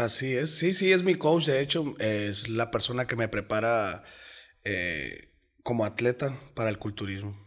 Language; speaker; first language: Spanish; native; Spanish